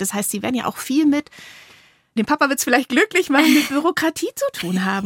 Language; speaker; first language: German; native; German